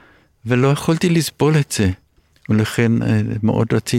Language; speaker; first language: Hebrew; early bilingual, other home language; English